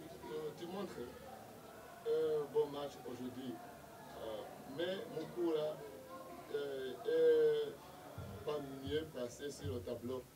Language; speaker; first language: French; non-native, learner; Kinyarwanda